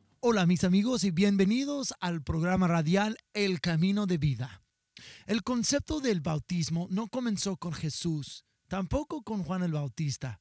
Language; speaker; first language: Spanish; non-native, fluent; English